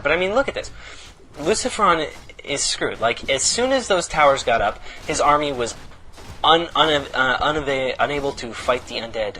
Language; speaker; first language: English; native; English